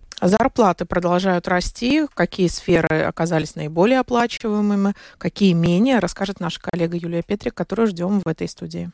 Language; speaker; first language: Russian; native; Russian